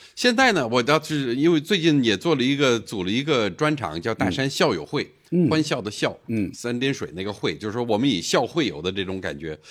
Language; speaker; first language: Chinese; non-native, fluent; English